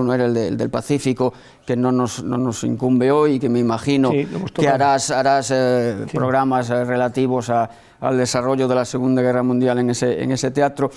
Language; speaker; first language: Spanish; native; Spanish